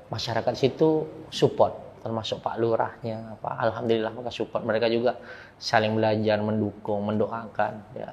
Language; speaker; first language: Indonesian; early bilingual, heritage; Indonesian